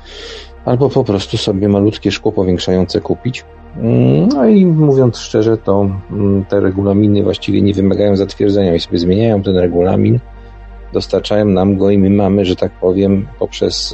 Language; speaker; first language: Polish; native; Polish